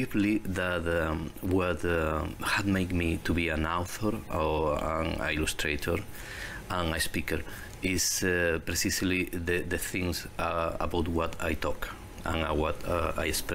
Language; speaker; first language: English; non-native, learner; Spanish